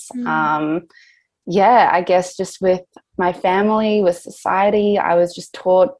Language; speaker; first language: English; native; English